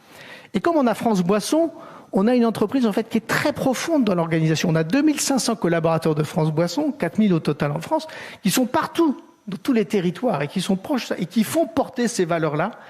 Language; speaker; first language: French; native; French